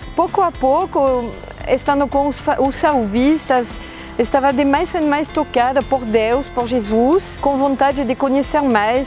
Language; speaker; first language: Portuguese; non-native, fluent; French